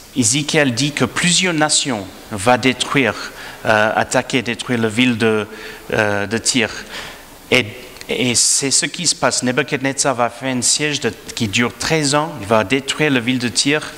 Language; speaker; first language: French; non-native, fluent; English